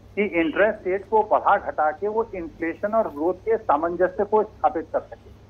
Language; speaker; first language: Hindi; native; Hindi